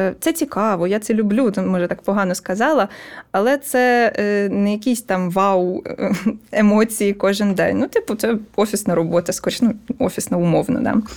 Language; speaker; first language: Ukrainian; non-native, local second language; Russian